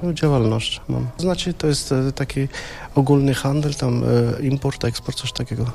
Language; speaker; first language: Polish; non-native, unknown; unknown